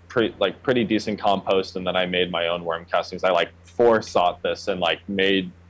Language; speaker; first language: English; native; English